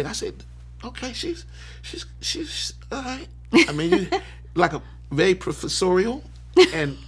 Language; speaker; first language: English; native; English